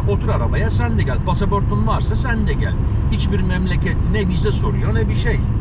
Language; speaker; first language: Turkish; native; Turkish